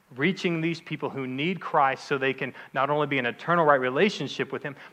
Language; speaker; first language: English; native; English